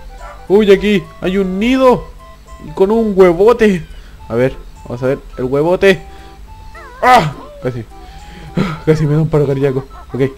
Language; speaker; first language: Spanish; native; Spanish